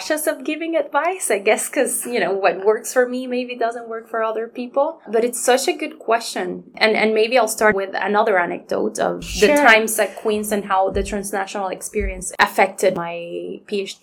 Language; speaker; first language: English; non-native, fluent; Spanish